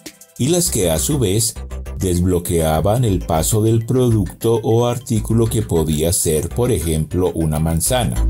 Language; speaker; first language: Spanish; native; Spanish